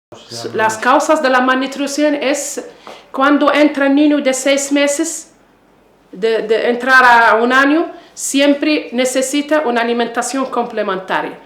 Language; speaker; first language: Spanish; non-native, fluent; Arabic